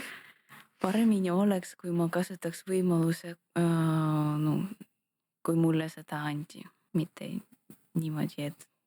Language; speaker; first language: Estonian; non-native, local second language; Russian